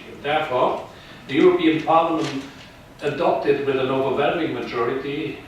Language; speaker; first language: English; non-native, fluent; German